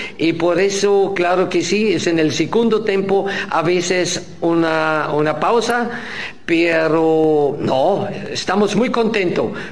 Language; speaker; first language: Spanish; non-native, fluent; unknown